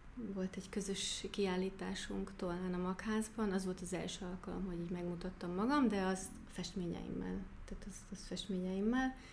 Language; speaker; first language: Hungarian; non-native, fluent; German